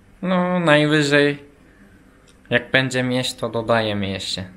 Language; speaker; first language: Polish; non-native, learner; Turkish